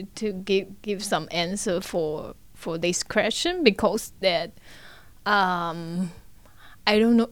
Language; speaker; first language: English; non-native, learner; Chinese